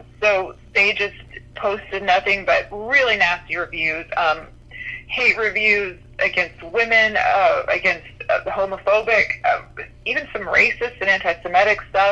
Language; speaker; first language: English; native; English